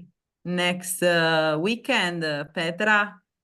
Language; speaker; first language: English; non-native, learner; Italian